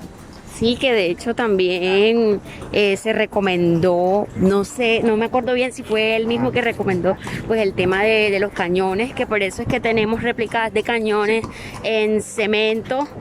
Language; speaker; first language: Spanish; native; Spanish